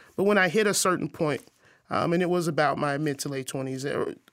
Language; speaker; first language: English; native; English